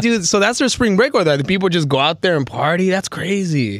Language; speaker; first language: English; early bilingual, other home language; Spanish